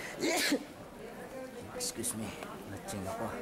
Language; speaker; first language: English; non-native, local second language; Filipino